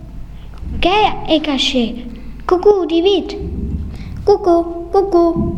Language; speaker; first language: French; non-native, learner; German